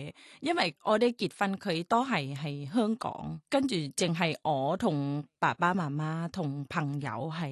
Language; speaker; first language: Cantonese; non-native, learner; Thai